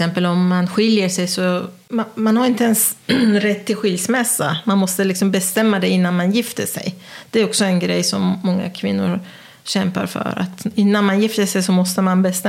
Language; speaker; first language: Swedish; non-native, fluent; Persian